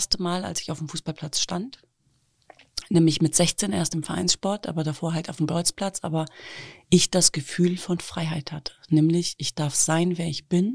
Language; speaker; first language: German; native; German